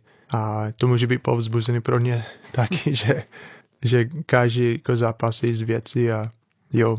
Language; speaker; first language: Czech; non-native, fluent; English